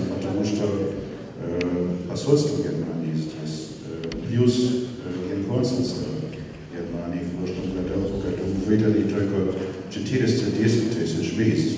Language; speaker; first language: Russian; non-native, fluent; German